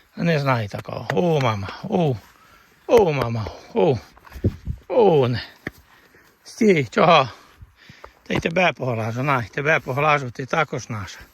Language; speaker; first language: Ukrainian; native; Ukrainian